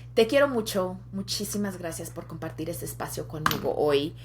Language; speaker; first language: Spanish; early bilingual, heritage; Spanish